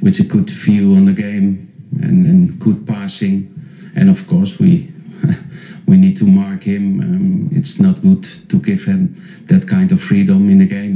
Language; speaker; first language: English; non-native, fluent; Dutch